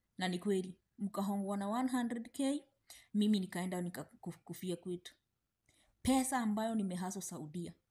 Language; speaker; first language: Swahili; native; Swahili